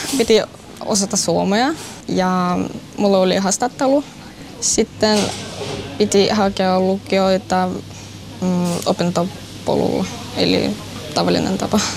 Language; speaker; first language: Finnish; non-native, learner; Russian